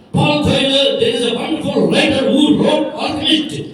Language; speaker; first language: English; non-native, local second language; Telugu